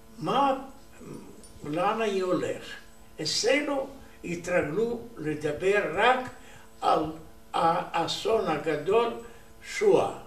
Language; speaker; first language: Hebrew; non-native, learner; Romanian